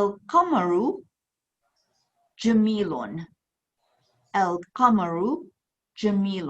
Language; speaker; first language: Arabic; non-native, fluent; English